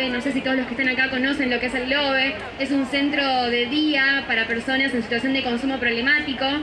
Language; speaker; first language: Spanish; native; Spanish